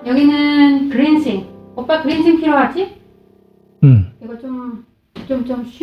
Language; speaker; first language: Korean; non-native, fluent; Vietnamese